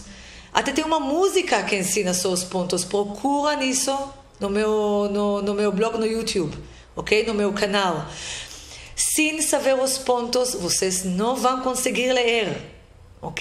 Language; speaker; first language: Portuguese; non-native, fluent; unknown